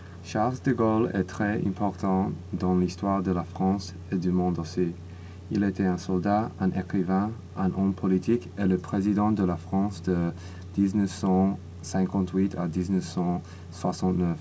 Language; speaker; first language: French; non-native, learner; English